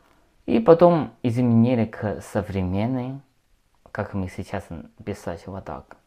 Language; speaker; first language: Russian; non-native, learner; Chinese